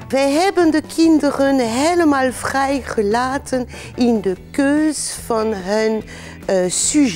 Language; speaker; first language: Dutch; non-native, fluent; French